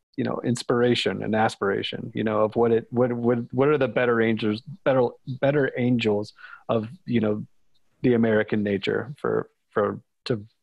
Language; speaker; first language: English; native; English